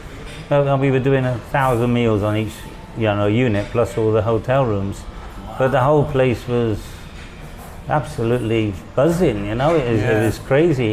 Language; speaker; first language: English; native; English